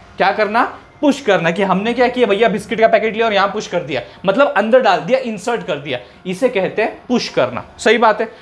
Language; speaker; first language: Hindi; non-native, local second language; Marathi